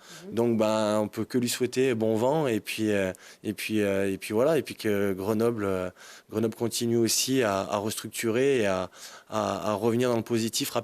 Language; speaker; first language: French; native; French